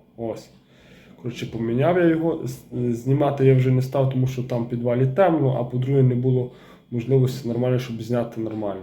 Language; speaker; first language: Ukrainian; native; Ukrainian